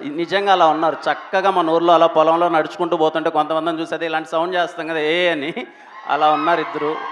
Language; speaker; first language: Telugu; native; Telugu